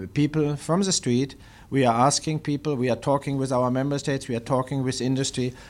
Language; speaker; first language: English; non-native, fluent; German